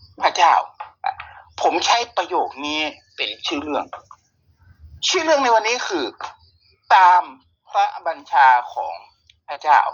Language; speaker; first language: Thai; native; Thai